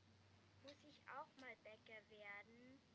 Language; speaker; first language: German; non-native, learner; Macedonian